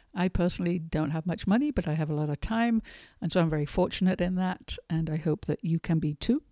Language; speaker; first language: English; native; English